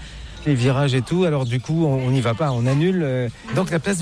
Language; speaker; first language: French; native; French